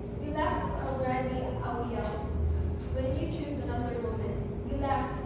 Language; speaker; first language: English; non-native, local second language; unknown